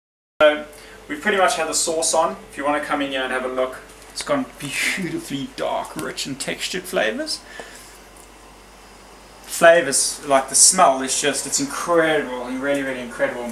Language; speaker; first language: English; native; English